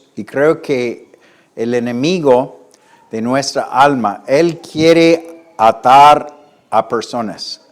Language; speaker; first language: Spanish; non-native, fluent; English